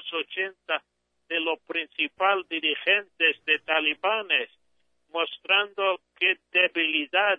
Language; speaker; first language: Spanish; non-native, fluent; English